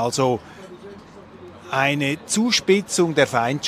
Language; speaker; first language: German; native; German